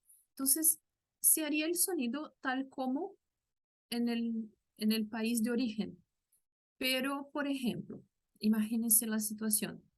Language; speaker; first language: Spanish; non-native, local second language; Portuguese